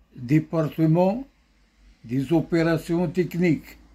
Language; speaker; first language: French; non-native, local second language; Arabic